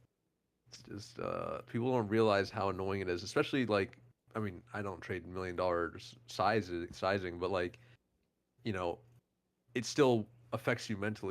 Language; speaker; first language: English; native; English